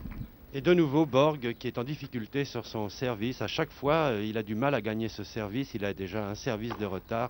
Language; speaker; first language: French; native; French